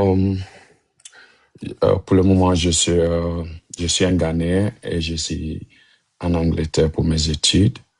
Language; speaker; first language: French; non-native, learner; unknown